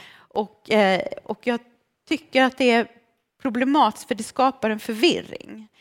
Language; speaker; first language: Swedish; early bilingual, other home language; Romanian